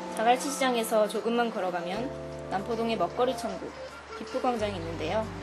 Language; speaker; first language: Korean; native; Korean